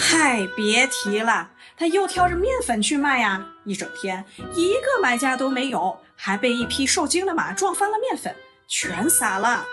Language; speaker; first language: Chinese; native; Chinese